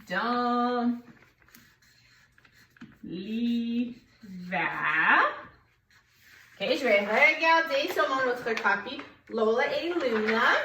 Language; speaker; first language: French; non-native, fluent; English